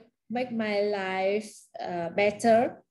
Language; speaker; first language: English; non-native, learner; Vietnamese